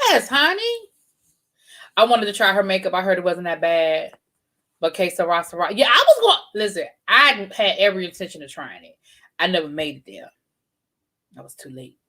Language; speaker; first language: English; native; English